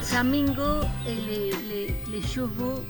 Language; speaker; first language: French; non-native, fluent; English